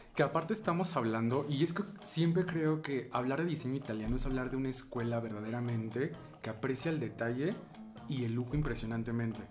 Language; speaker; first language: Spanish; native; Spanish